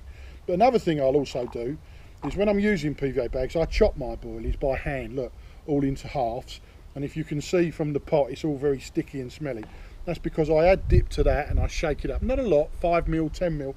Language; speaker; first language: English; native; English